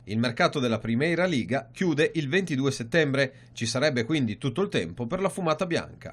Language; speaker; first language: Italian; native; Italian